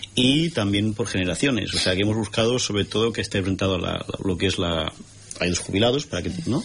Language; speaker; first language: Spanish; non-native, local second language; Catalan